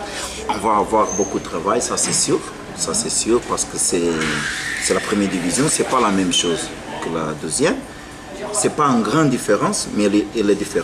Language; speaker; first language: French; non-native, fluent; Portuguese